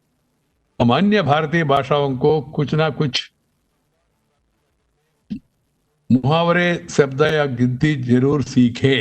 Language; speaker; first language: Hindi; non-native, local second language; Telugu